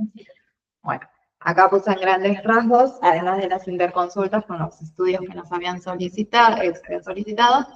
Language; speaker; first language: Spanish; native; Spanish